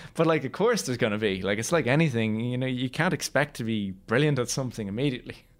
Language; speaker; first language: English; native; English